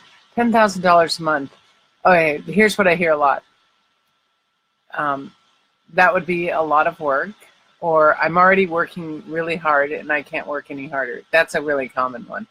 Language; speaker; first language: English; native; English